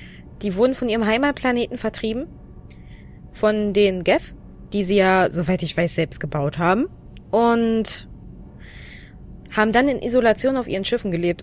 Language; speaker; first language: German; native; German